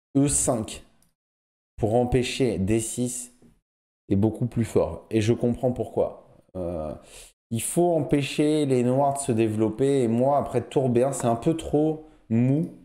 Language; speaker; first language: French; native; French